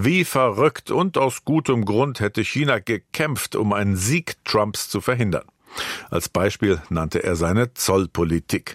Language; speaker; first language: German; native; German